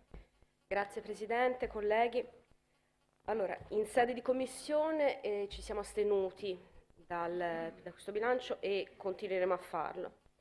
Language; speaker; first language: Italian; native; Italian